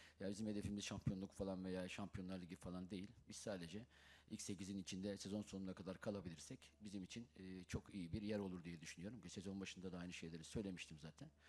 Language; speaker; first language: Turkish; native; Turkish